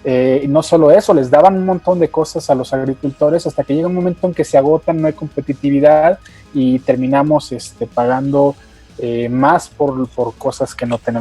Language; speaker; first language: Spanish; native; Spanish